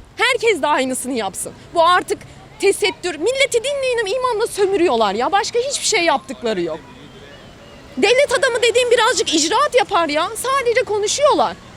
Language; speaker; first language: Turkish; native; Turkish